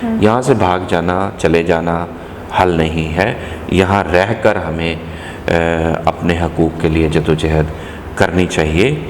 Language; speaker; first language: Urdu; non-native, local second language; Punjabi